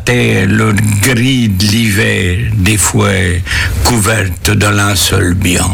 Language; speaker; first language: French; native; French